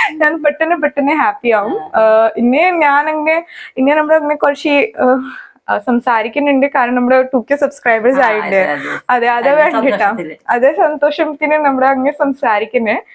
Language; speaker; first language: Malayalam; non-native, learner; Hindi